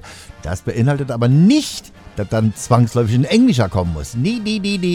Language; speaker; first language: German; native; German